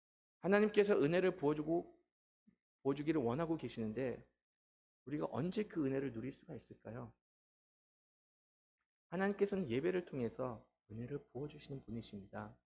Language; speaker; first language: Korean; native; Korean